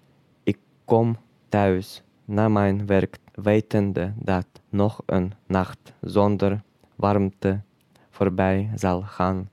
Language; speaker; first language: Dutch; non-native, learner; Chechen